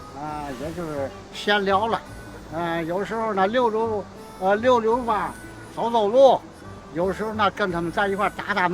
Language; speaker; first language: Chinese; native; Chinese